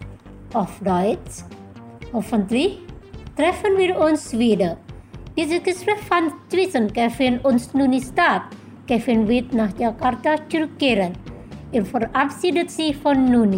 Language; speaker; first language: German; non-native, fluent; Indonesian